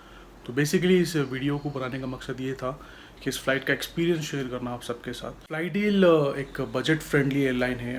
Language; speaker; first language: Hindi; native; Hindi